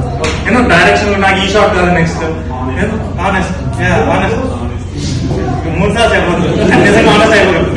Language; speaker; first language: Telugu; native; Telugu